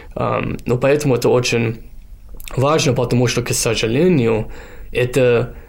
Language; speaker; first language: Russian; non-native, fluent; English